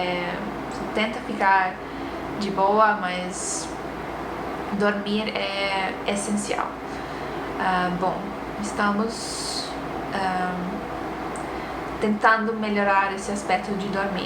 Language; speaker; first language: Portuguese; non-native, fluent; Estonian